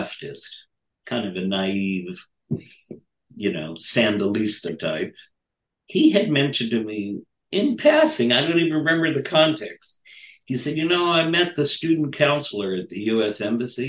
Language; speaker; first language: English; native; English